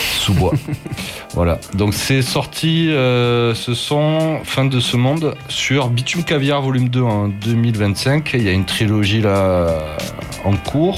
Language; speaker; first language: French; native; French